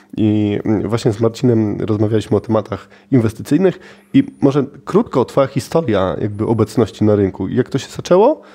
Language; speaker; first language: Polish; native; Polish